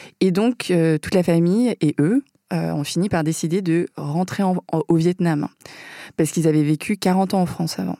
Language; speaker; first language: French; early bilingual, other home language; Vietnamese